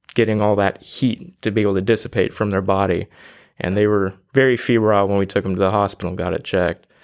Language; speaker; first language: English; native; English